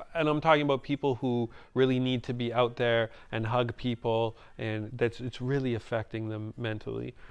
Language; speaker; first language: English; native; English